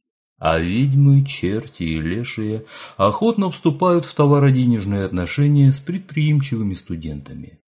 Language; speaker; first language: Russian; native; Russian